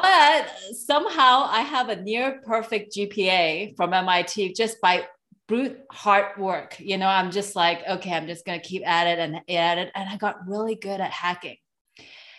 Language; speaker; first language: English; non-native, local second language; Cantonese